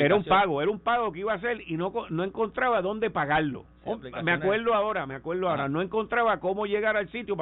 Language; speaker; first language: Spanish; native; Spanish